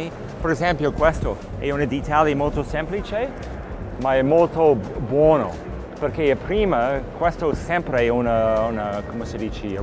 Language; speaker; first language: Italian; non-native, learner; English